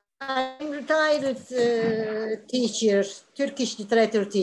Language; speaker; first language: English; non-native, learner; Turkish